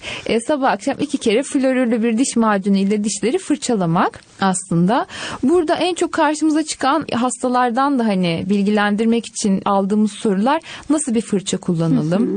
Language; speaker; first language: Turkish; native; Turkish